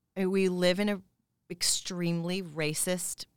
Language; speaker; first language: English; native; English